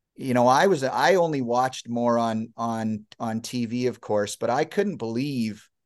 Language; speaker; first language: English; native; English